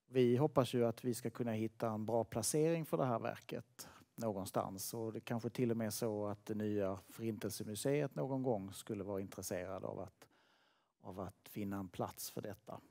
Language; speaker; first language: Swedish; native; Swedish